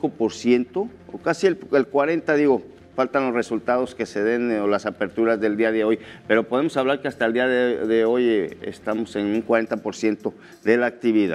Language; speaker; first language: Spanish; native; Spanish